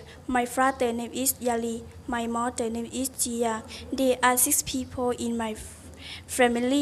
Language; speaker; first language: English; non-native, learner; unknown